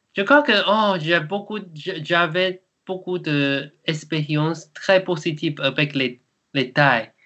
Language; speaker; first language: French; non-native, learner; Chinese